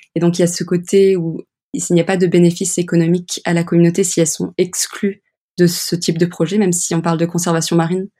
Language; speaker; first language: French; early bilingual, other home language; English